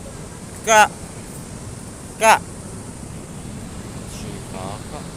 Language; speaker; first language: Indonesian; non-native, local second language; Sundanese